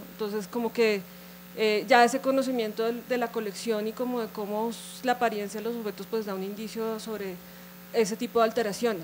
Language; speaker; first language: Spanish; native; Spanish